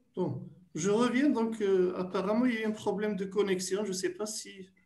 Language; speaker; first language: French; non-native, local second language; Arabic